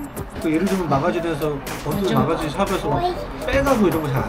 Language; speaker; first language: Korean; native; Korean